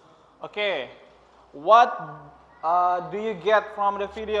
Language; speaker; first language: English; non-native, learner; Indonesian